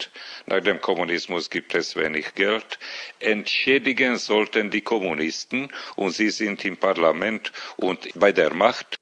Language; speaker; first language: German; non-native, fluent; Slovak